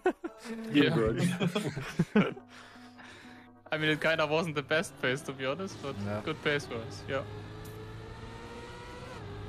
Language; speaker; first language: English; non-native, fluent; German